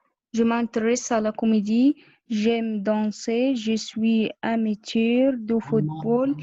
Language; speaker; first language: French; non-native, learner; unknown